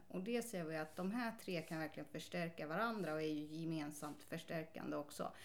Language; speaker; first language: Swedish; native; Swedish